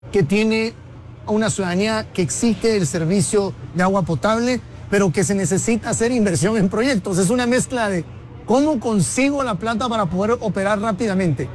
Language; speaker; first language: Spanish; native; Spanish